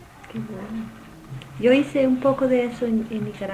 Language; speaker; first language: Spanish; non-native, fluent; English